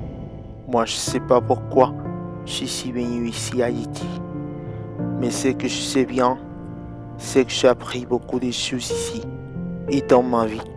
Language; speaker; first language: French; non-native, learner; Spanish